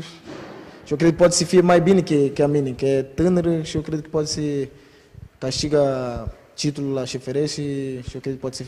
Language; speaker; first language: Romanian; non-native, learner; Portuguese